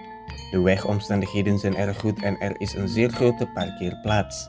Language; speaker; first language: Dutch; non-native, fluent; Indonesian